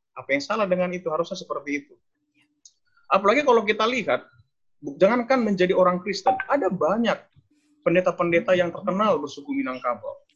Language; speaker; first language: Indonesian; non-native, local second language; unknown